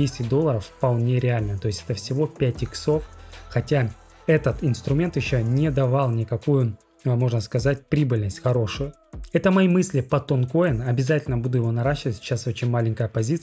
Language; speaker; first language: Russian; native; Russian